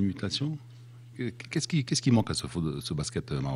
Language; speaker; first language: French; non-native, local second language; Arabic